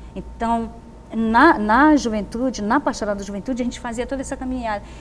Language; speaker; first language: Portuguese; native; Portuguese